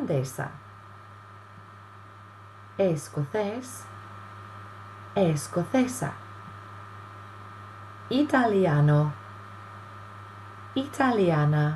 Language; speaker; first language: Spanish; non-native, fluent; English